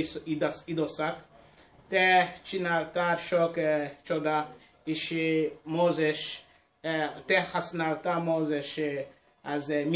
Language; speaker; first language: Hungarian; non-native, learner; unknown